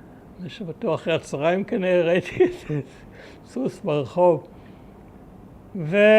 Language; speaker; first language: Hebrew; early bilingual, other home language; German